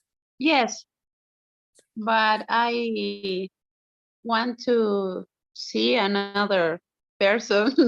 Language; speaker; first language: English; non-native, learner; Spanish